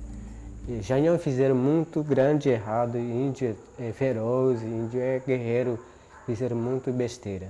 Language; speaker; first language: Portuguese; non-native, local second language; Yanomámi